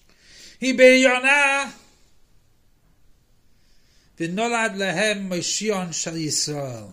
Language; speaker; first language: Hebrew; non-native, fluent; English